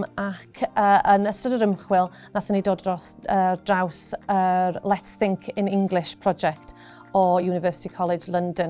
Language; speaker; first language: Welsh; non-native, local second language; English